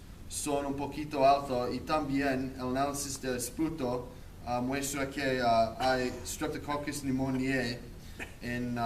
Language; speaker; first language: Spanish; non-native, learner; English